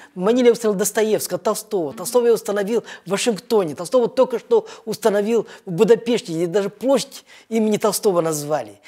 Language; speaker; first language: Russian; native; Russian